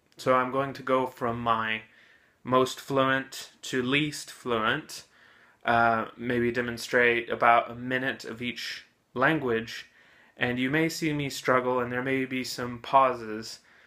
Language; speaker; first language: English; native; English